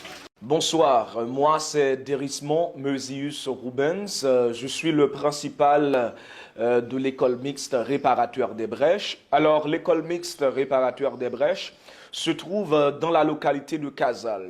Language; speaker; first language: French; non-native, local second language; Haitian Creole